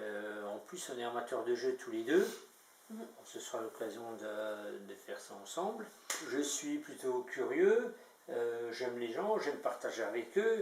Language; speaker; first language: French; native; French